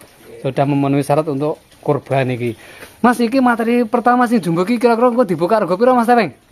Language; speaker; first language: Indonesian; non-native, local second language; Javanese